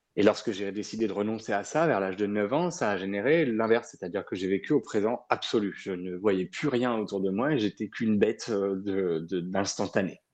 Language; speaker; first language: French; early bilingual, other home language; Arabic